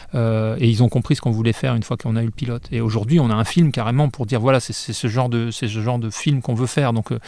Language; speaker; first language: French; native; French